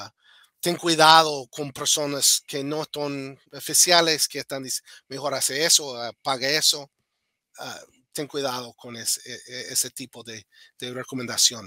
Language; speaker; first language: Spanish; non-native, fluent; English